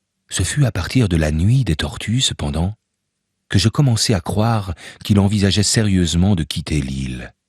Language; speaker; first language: French; native; French